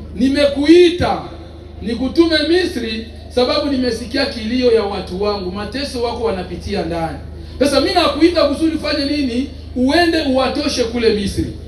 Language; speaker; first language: Swahili; native; Swahili